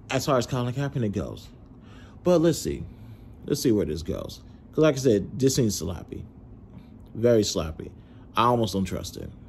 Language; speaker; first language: English; native; English